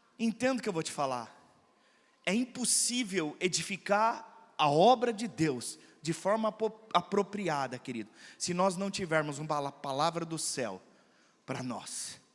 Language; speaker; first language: Portuguese; native; Portuguese